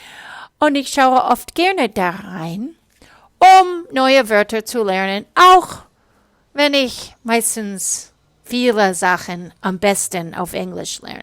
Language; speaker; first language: German; non-native, fluent; English